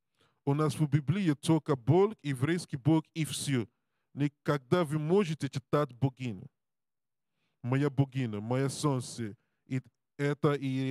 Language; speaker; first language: Russian; non-native, learner; English